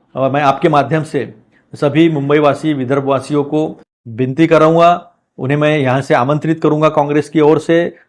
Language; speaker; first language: Hindi; non-native, local second language; Marathi